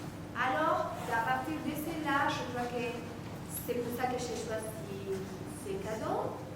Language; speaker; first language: French; non-native, fluent; Spanish